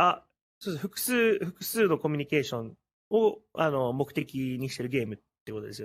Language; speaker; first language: Japanese; native; Japanese